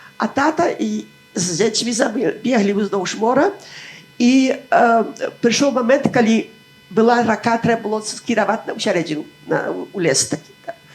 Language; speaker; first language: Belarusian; native; Belarusian